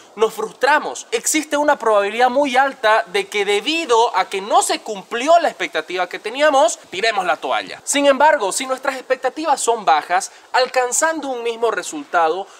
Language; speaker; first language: Spanish; native; Spanish